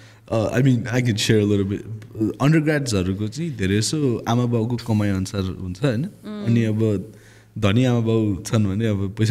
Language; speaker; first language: English; early bilingual, other home language; Nepali